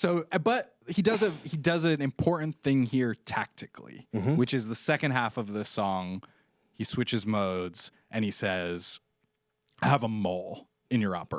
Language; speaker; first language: English; native; English